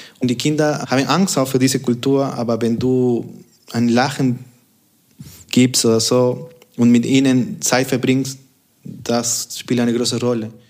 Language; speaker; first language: German; non-native, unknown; Spanish